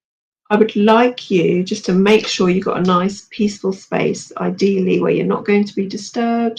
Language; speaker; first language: English; native; English